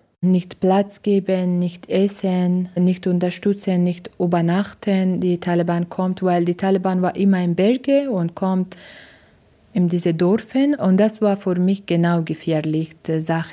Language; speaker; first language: German; non-native, learner; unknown